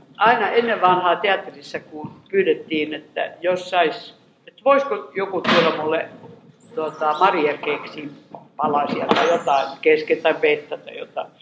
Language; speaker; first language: Finnish; non-native, local second language; Swedish